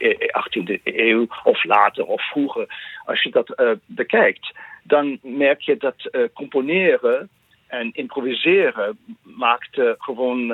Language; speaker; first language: Dutch; non-native, fluent; English